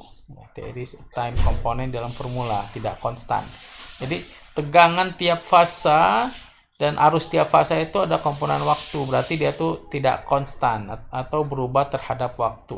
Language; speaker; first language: Indonesian; native; Indonesian